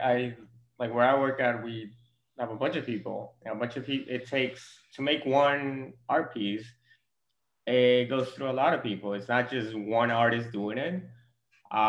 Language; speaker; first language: English; non-native, fluent; Spanish